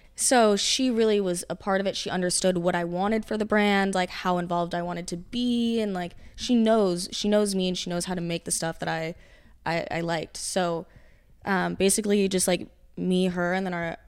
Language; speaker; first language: English; native; English